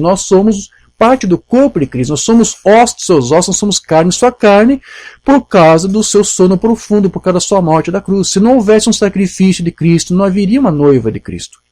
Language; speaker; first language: Portuguese; native; Portuguese